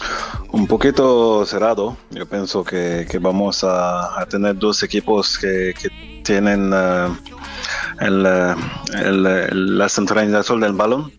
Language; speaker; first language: Spanish; non-native, fluent; French